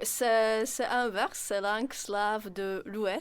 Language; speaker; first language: French; non-native, fluent; Czech